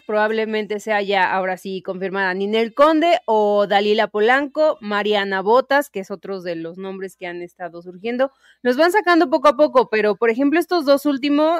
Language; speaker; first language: Spanish; native; Spanish